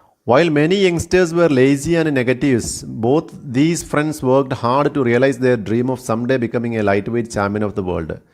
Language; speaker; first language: English; non-native, local second language; Malayalam